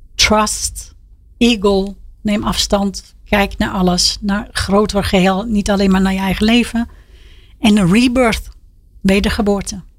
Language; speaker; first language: Dutch; non-native, fluent; Persian